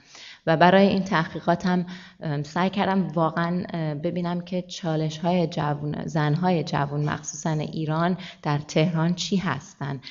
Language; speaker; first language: Persian; early bilingual, heritage; Persian